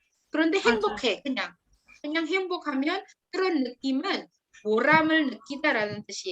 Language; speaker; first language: Korean; non-native, fluent; Indonesian